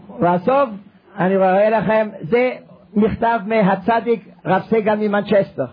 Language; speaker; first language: Hebrew; non-native, fluent; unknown